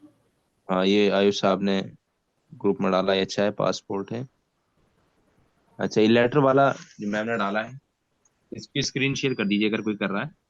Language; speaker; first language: Hindi; native; Hindi